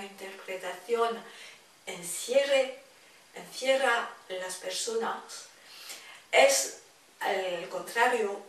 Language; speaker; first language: Spanish; non-native, fluent; French